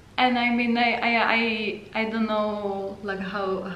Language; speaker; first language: English; non-native, fluent; Czech